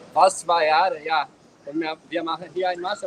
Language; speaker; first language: German; non-native, learner; Portuguese